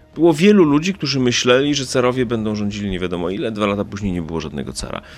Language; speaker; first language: Polish; native; Polish